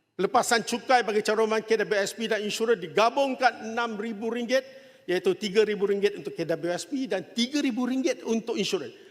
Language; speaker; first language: Malay; non-native, local second language; Chinese